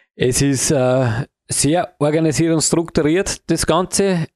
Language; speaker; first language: German; native; German